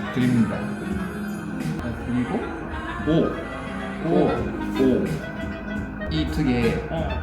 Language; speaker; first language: Korean; non-native, learner; Japanese